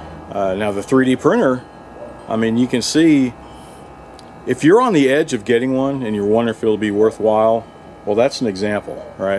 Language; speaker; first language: English; native; English